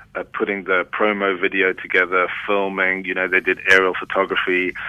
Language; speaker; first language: English; native; English